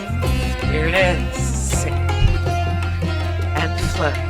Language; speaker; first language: English; native; English